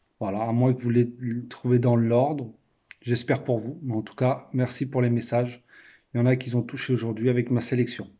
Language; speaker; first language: French; native; French